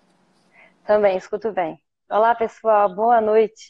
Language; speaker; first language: Portuguese; native; Portuguese